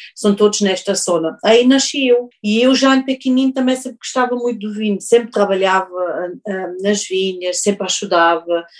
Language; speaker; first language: Portuguese; non-native, fluent; German